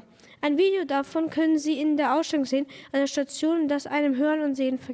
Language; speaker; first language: German; native; German